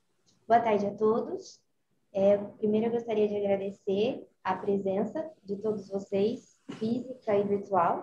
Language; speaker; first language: Portuguese; native; Portuguese